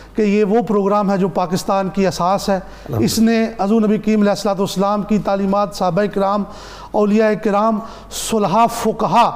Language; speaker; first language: Urdu; non-native, local second language; Punjabi